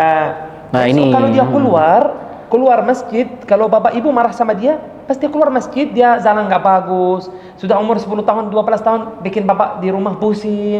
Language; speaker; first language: Indonesian; non-native, learner; Arabic